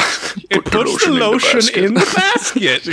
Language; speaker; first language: English; native; English